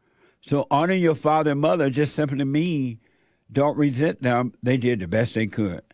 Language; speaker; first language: English; native; English